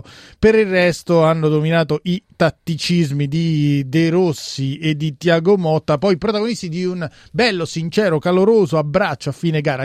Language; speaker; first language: Italian; native; Italian